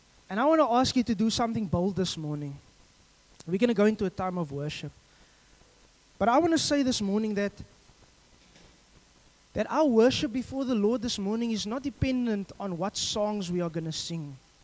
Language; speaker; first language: English; native; English